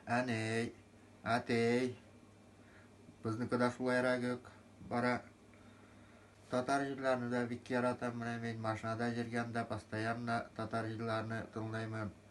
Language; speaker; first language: Tatar; non-native, local second language; Udmurt